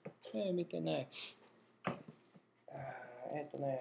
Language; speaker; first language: Japanese; non-native, learner; English